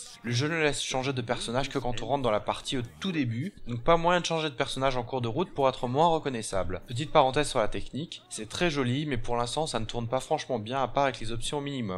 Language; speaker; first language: French; native; French